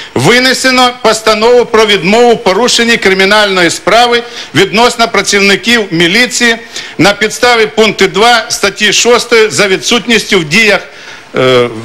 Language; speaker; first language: Ukrainian; non-native, local second language; Russian